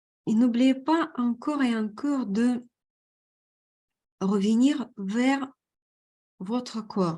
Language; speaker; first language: French; non-native, fluent; Russian